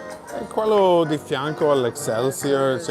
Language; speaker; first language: Italian; non-native, fluent; English